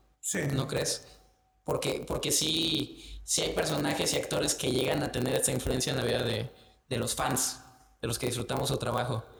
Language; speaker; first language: Spanish; native; Spanish